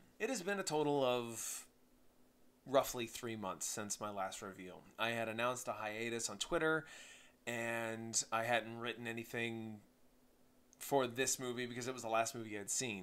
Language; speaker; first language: English; native; English